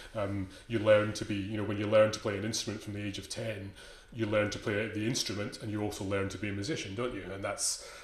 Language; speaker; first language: English; native; English